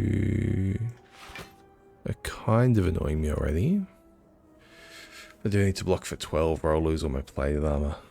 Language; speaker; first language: English; native; English